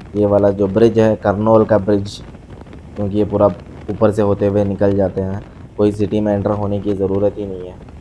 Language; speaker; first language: Hindi; non-native, local second language; Urdu